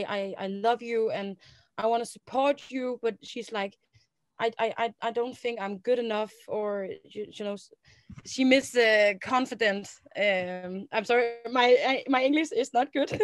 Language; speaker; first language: English; non-native, learner; Danish